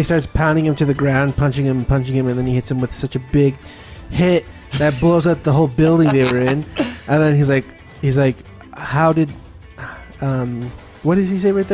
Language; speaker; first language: English; native; English